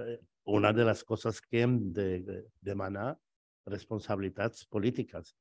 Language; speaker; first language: Catalan; non-native, fluent; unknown